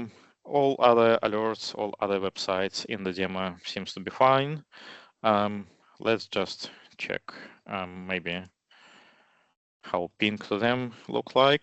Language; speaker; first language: English; non-native, fluent; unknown